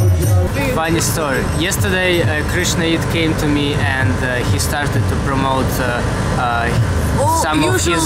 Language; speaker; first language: English; non-native, learner; Russian